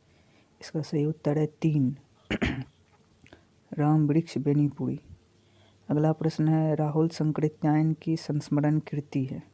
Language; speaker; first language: Hindi; native; Hindi